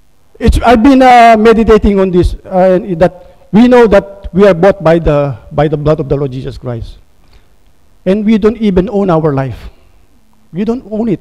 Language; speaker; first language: English; non-native, local second language; Filipino